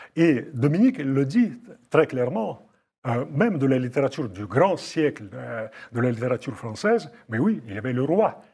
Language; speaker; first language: French; non-native, fluent; Russian